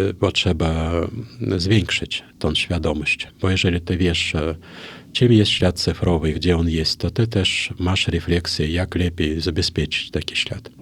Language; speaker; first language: Polish; non-native, fluent; Russian